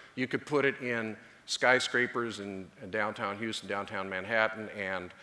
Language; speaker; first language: English; native; English